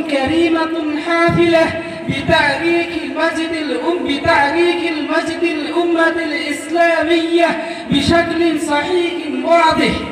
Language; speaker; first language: Arabic; non-native, learner; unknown